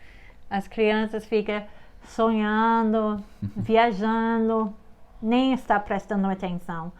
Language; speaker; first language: Portuguese; non-native, fluent; English